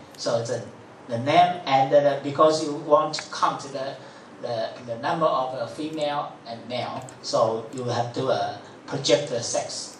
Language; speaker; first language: English; non-native, fluent; Chinese